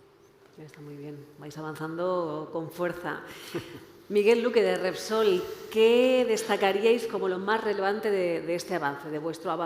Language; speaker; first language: Spanish; native; Spanish